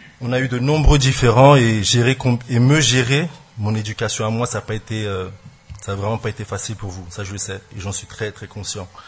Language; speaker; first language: French; early bilingual, other home language; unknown